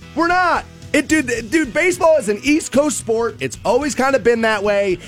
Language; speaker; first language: English; native; English